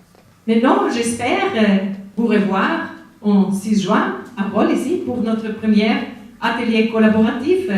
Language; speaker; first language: French; non-native, fluent; Spanish